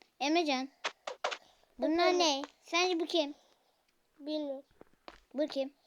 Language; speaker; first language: Turkish; native; Turkish